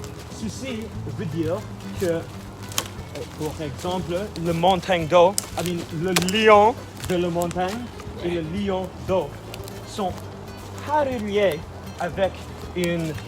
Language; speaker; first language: French; non-native, learner; English